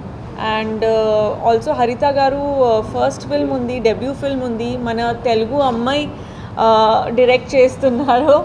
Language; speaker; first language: Telugu; non-native, local second language; Tamil